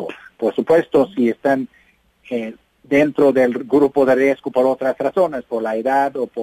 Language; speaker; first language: Spanish; non-native, fluent; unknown